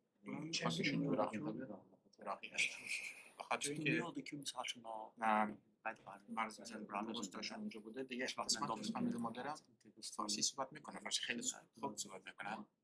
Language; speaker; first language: Persian; non-native, learner; Kurdish